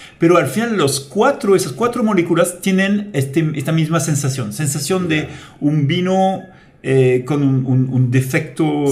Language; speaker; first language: Spanish; non-native, fluent; French